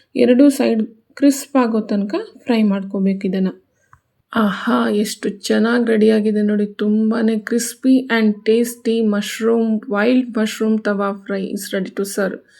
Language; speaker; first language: Kannada; non-native, local second language; Konkani